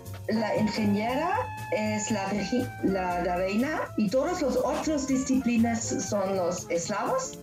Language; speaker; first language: Spanish; non-native, learner; German